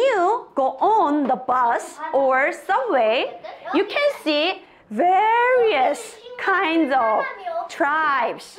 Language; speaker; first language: English; non-native, fluent; Korean